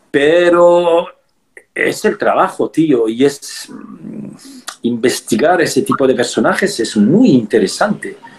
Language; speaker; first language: Spanish; early bilingual, heritage; Spanish